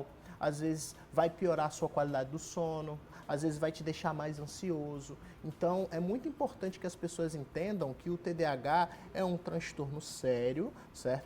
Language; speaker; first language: Portuguese; native; Portuguese